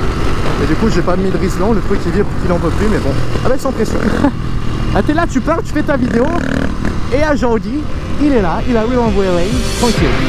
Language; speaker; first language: French; native; French